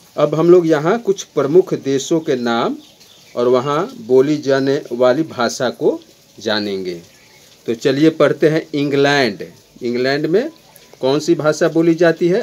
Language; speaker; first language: Hindi; native; Hindi